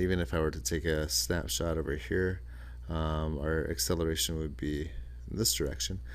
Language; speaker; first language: English; native; English